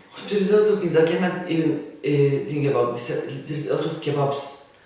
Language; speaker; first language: English; non-native, learner; Turkish